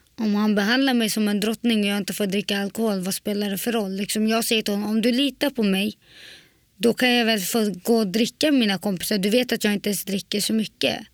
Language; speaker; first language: Swedish; early bilingual, other home language; Arabic